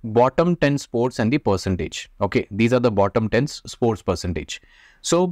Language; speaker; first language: English; non-native, local second language; Hindi